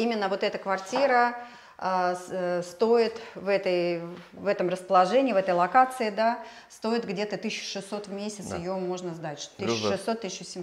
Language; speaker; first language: Russian; native; Russian